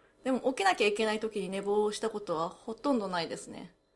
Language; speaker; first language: Japanese; early bilingual, heritage; Japanese